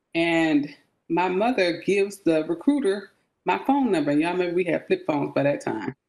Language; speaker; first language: English; native; English